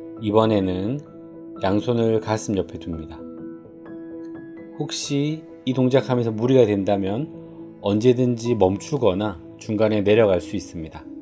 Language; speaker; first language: Korean; native; Korean